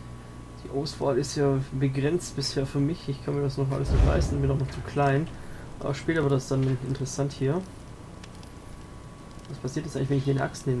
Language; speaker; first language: German; native; German